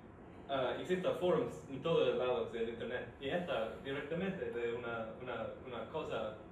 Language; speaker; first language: Spanish; non-native, learner; English